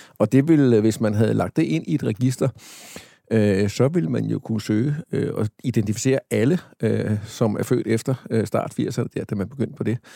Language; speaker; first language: Danish; native; Danish